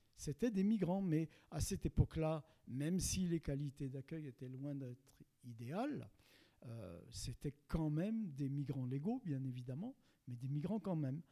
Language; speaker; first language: French; native; French